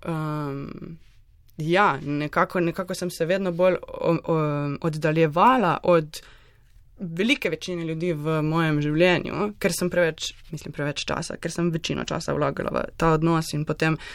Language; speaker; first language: Slovenian; native; Slovenian